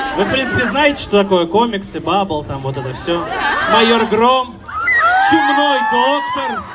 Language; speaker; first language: Russian; native; Russian